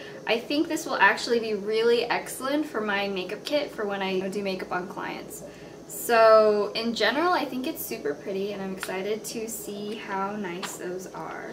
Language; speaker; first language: English; native; English